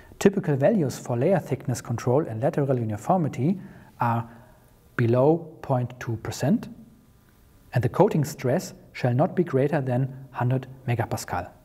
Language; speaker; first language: English; non-native, fluent; German